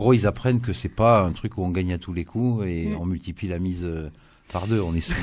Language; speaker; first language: French; native; French